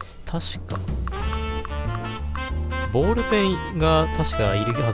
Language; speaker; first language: Japanese; native; Japanese